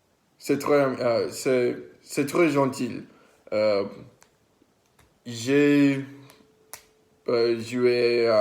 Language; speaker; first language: French; non-native, learner; English